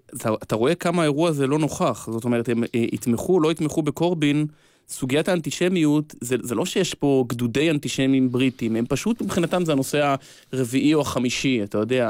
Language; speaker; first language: Hebrew; native; Hebrew